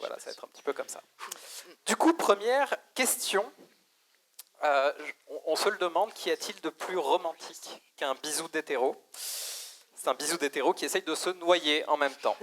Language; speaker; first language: French; native; French